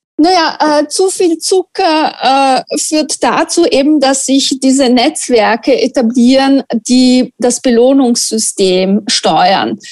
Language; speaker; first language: German; non-native, fluent; Italian